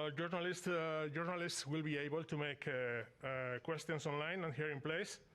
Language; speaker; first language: English; non-native, fluent; Basque